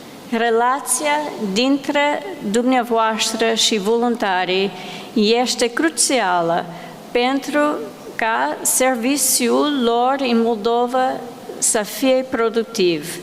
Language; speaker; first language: Romanian; non-native, learner; English